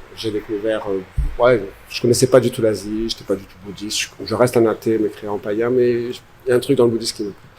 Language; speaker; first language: French; native; French